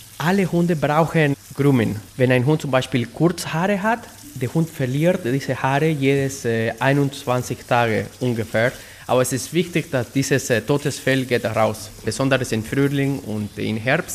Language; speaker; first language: German; non-native, fluent; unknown